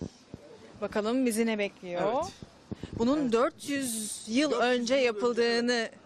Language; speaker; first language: Turkish; native; Turkish